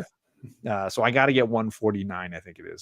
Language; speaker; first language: English; native; English